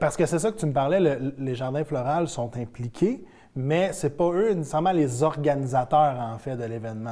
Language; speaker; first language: French; native; French